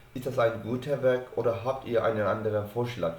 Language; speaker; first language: German; non-native, fluent; Turkish